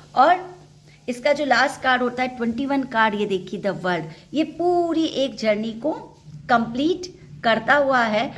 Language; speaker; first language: Hindi; native; Hindi